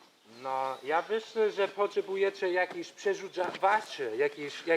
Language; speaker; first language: Polish; non-native, learner; English